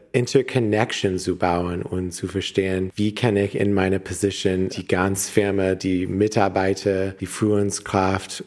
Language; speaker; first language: German; non-native, learner; English